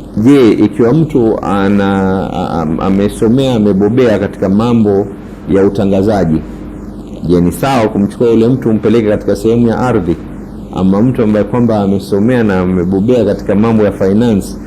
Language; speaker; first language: Swahili; native; Swahili